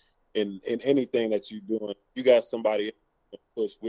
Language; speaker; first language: English; native; English